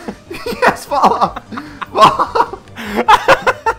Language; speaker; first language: English; native; English